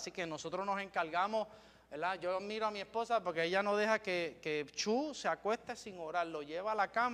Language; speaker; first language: Spanish; native; Spanish